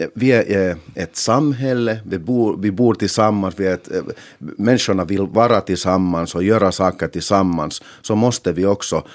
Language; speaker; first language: Swedish; non-native, local second language; Finnish